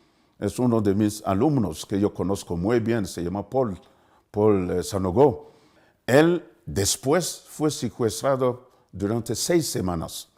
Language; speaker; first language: Spanish; non-native, fluent; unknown